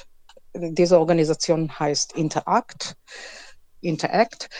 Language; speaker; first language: German; non-native, fluent; Hebrew